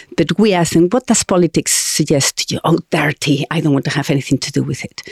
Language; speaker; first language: English; non-native, fluent; Spanish